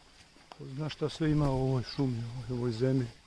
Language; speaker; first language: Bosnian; early bilingual, heritage; Bosnian